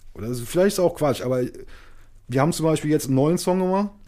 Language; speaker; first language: German; native; German